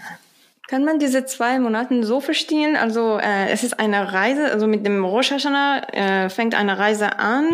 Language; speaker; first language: German; non-native, fluent; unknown